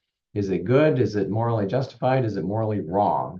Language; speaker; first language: English; native; English